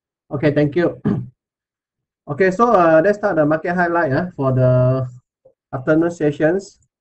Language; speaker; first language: English; non-native, local second language; Chinese